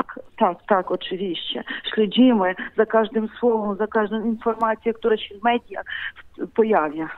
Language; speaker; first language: Polish; non-native, fluent; Ukrainian